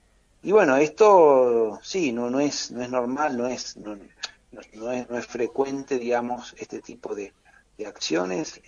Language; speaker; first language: Spanish; native; Spanish